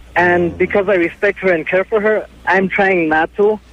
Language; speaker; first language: English; native; English